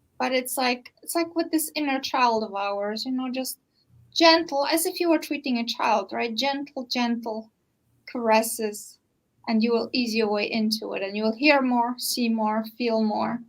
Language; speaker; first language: English; non-native, fluent; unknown